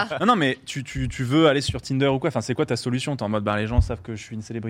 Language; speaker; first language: French; native; French